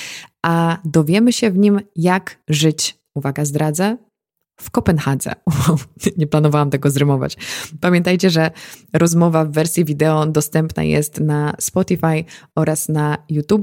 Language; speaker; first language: Polish; native; Polish